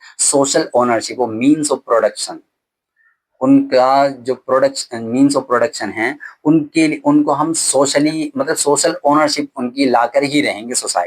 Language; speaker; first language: Hindi; native; Hindi